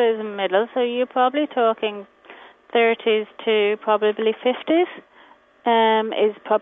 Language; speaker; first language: English; native; English